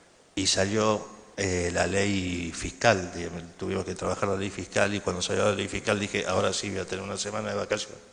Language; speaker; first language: Spanish; native; Spanish